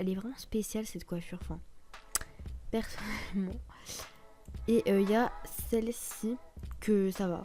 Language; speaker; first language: French; native; French